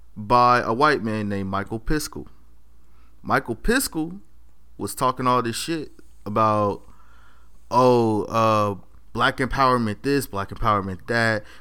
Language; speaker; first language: English; native; English